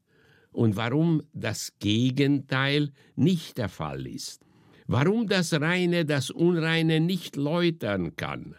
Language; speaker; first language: German; native; German